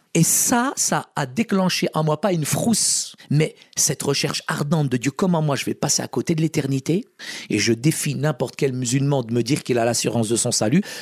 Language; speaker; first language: French; early bilingual, other home language; Arabic